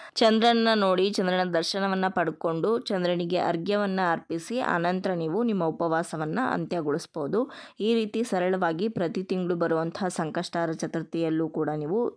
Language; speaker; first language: Kannada; native; Kannada